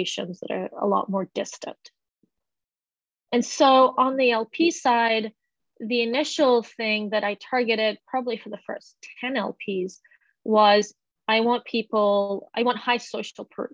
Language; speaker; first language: English; native; English